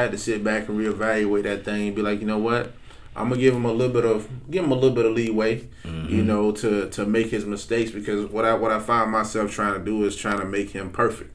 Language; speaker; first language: English; native; English